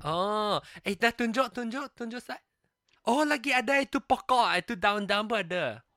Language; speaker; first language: Malay; non-native, local second language; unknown